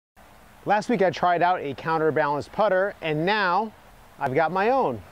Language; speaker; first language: English; native; English